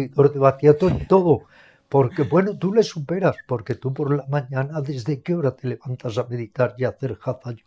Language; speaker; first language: Spanish; native; Spanish